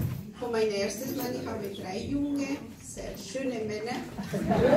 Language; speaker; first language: German; non-native, learner; Spanish